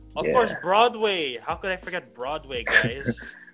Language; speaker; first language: English; non-native, local second language; Filipino